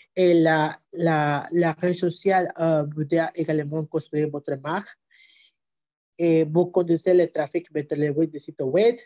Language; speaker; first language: French; non-native, learner; Spanish